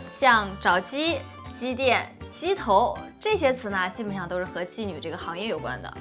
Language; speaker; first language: Chinese; native; Chinese